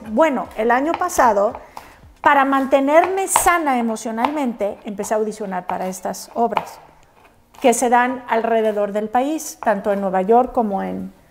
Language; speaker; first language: Spanish; native; Spanish